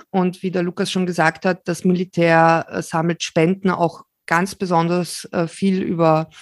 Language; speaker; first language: German; early bilingual, other home language; Slovak